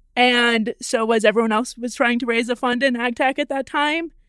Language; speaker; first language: English; native; English